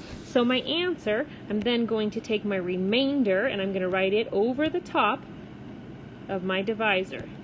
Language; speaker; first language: English; native; English